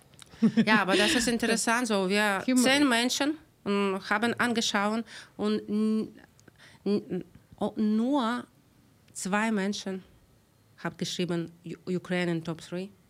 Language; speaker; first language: German; non-native, learner; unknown